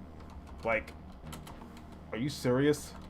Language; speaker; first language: English; native; English